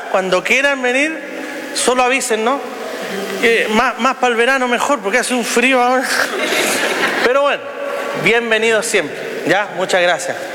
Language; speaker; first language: Spanish; native; Spanish